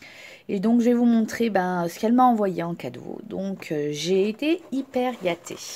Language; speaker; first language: French; native; French